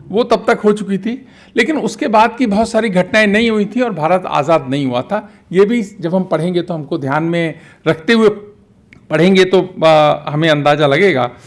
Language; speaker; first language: Hindi; native; Hindi